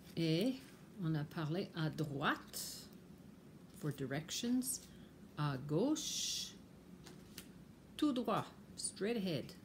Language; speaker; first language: French; non-native, fluent; English